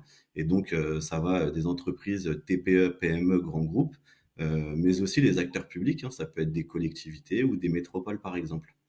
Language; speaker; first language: French; native; French